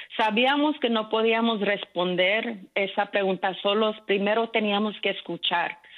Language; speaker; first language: Spanish; early bilingual, heritage; Spanish